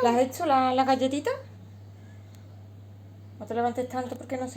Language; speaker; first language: Spanish; native; Spanish